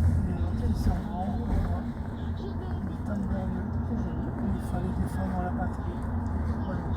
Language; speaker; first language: French; native; French